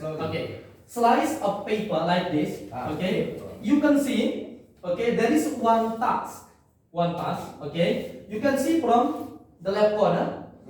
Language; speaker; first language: English; non-native, fluent; Indonesian